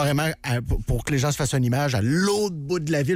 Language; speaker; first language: French; native; French